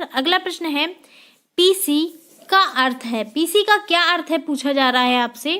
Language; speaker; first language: Hindi; native; Hindi